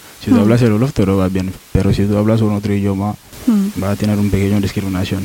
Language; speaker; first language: Spanish; non-native, learner; Wolof